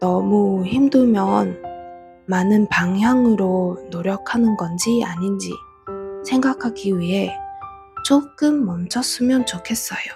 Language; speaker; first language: Korean; non-native, fluent; Vietnamese